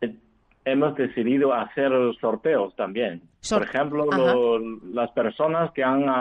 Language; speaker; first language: Spanish; non-native, fluent; Chinese